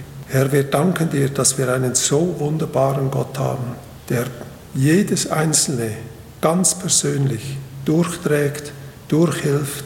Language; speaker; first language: German; native; German